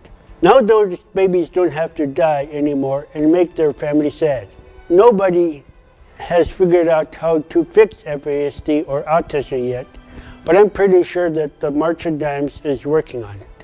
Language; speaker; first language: English; non-native, fluent; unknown